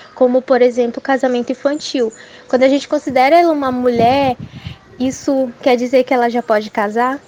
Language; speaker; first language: Portuguese; native; Portuguese